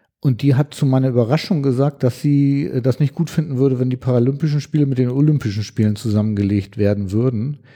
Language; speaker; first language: German; native; German